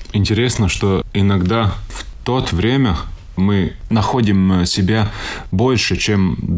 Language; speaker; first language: Russian; non-native, local second language; Latvian